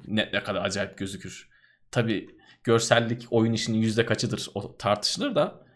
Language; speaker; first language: Turkish; native; Turkish